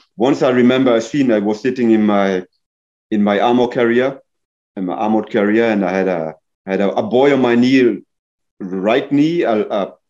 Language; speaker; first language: English; non-native, fluent; German